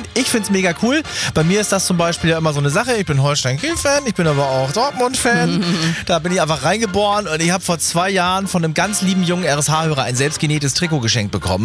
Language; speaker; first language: German; native; German